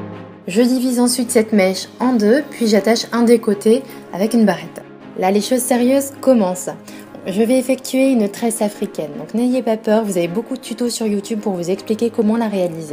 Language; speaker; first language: French; native; French